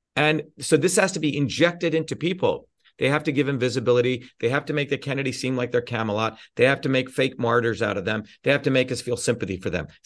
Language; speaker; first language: English; early bilingual, other home language; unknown